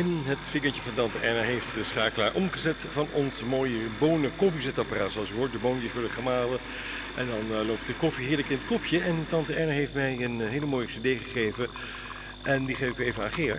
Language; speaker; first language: Dutch; native; Dutch